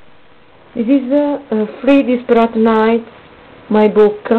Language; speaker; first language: English; non-native, learner; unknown